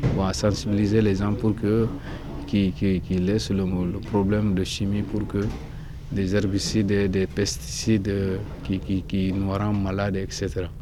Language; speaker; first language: French; non-native, local second language; Soninke